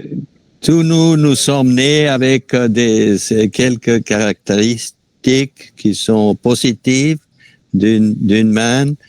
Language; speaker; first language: French; non-native, fluent; Spanish